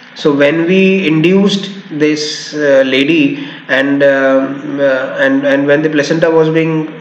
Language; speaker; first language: English; non-native, local second language; Hindi